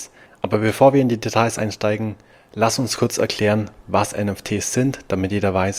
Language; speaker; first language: German; native; German